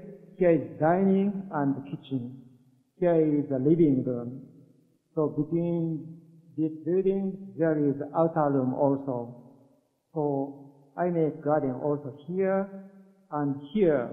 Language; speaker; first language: English; non-native, learner; Japanese